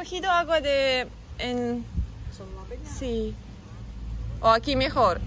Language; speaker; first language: Spanish; non-native, learner; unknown